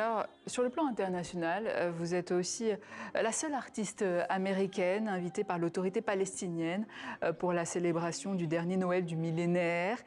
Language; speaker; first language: French; native; French